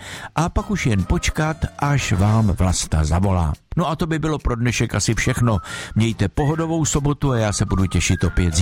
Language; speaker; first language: Czech; native; Czech